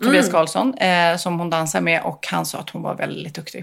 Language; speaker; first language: Swedish; native; Swedish